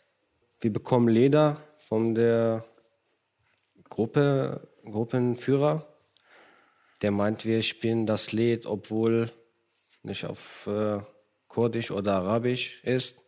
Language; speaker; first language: German; non-native, fluent; Kurdish